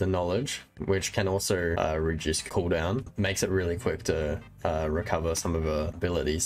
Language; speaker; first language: English; native; English